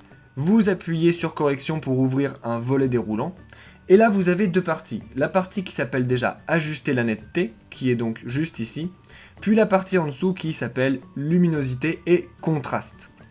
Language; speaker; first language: French; native; French